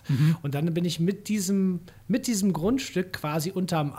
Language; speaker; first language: German; native; German